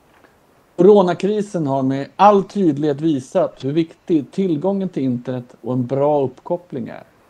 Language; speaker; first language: Swedish; native; Swedish